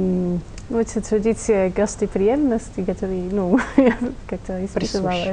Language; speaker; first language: Russian; non-native, fluent; English